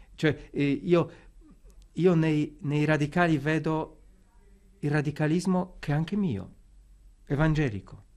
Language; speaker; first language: Italian; non-native, fluent; Polish